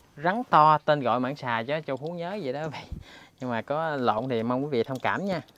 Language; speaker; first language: Vietnamese; native; Vietnamese